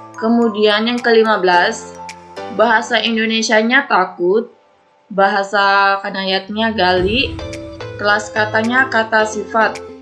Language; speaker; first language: Indonesian; non-native, local second language; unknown